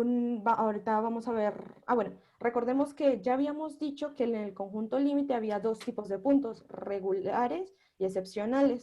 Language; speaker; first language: Spanish; native; Spanish